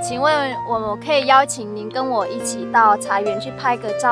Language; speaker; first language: Chinese; non-native, fluent; Vietnamese